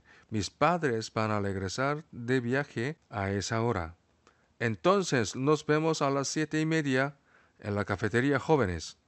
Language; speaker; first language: Spanish; non-native, fluent; Korean